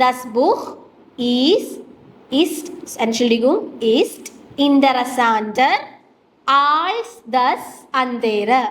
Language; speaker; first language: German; non-native, fluent; Malayalam